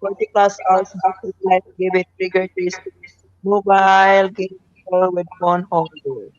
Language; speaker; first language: English; non-native, local second language; Filipino